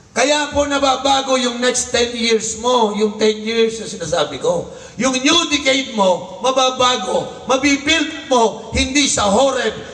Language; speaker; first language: Filipino; native; Filipino